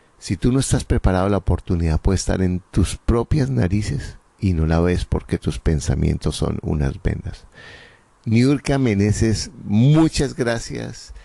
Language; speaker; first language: Spanish; native; Spanish